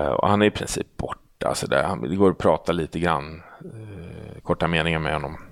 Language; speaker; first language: Swedish; native; Swedish